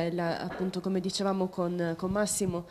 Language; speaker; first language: Italian; native; Italian